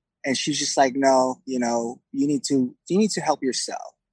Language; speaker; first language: English; non-native, local second language; Filipino